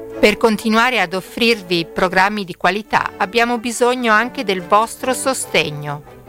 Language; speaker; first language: Italian; native; Italian